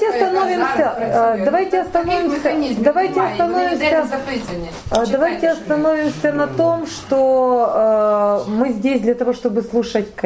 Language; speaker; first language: Russian; native; Russian